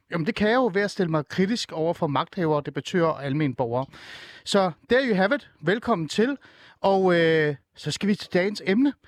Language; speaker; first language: Danish; early bilingual, other home language; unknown